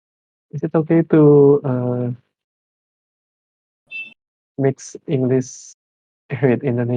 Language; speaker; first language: English; non-native, learner; Indonesian